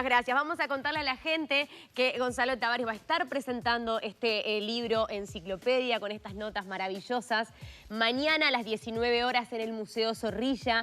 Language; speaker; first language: Spanish; native; Spanish